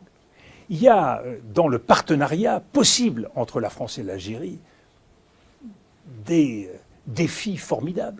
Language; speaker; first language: French; native; French